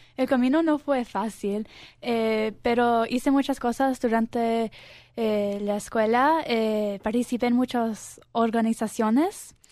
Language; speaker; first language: Spanish; early bilingual, heritage; Spanish